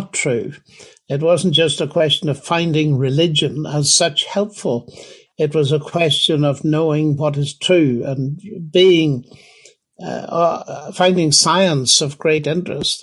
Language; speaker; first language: English; native; English